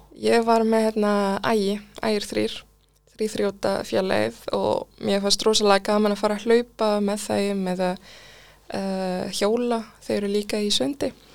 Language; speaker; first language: Icelandic; non-native, fluent; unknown